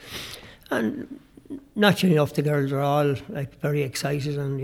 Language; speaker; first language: English; native; English